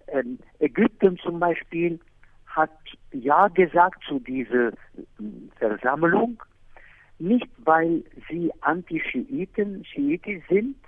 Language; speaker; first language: German; non-native, fluent; Arabic